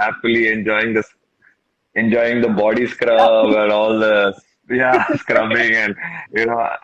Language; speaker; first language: English; non-native, local second language; Tamil